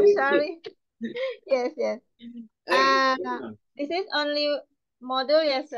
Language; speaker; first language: English; non-native, learner; Indonesian